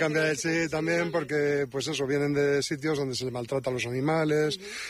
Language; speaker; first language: Spanish; native; Spanish